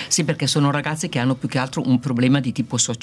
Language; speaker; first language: Italian; native; Italian